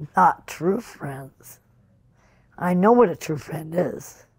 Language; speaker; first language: English; native; English